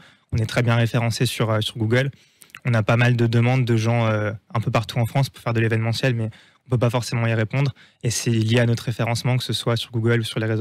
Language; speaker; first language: French; native; French